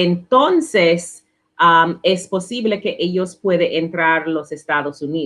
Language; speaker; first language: Spanish; non-native, learner; English